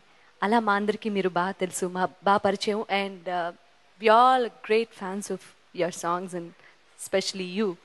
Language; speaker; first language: Telugu; native; Telugu